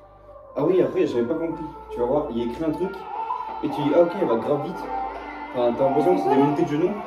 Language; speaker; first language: French; native; French